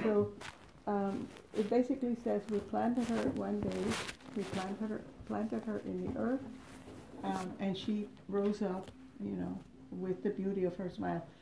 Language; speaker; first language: English; native; English